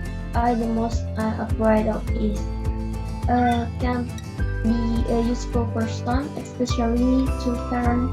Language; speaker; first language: English; non-native, learner; Indonesian